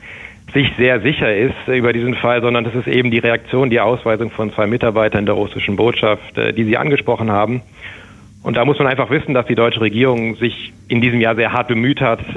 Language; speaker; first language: German; native; German